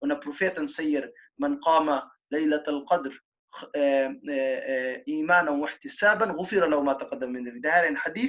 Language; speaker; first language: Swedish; non-native, fluent; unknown